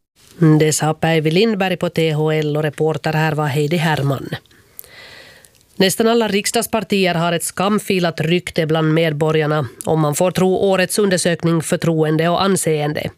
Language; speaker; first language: Swedish; native; Swedish